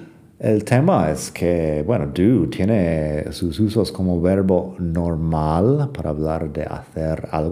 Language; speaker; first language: Spanish; non-native, fluent; English